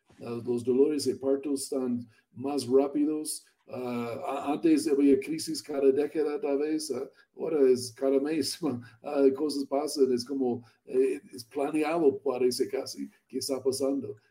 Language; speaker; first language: Spanish; non-native, learner; English